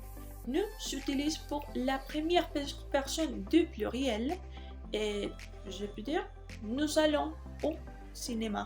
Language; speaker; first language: French; non-native, learner; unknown